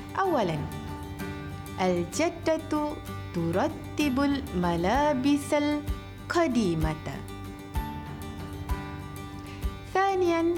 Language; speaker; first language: Arabic; non-native, fluent; Malay